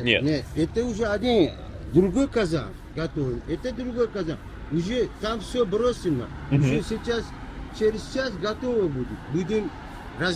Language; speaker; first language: Russian; non-native, learner; Uzbek